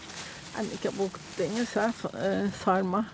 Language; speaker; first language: Dutch; non-native, learner; Turkish